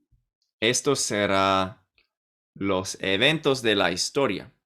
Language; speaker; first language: Spanish; non-native, fluent; English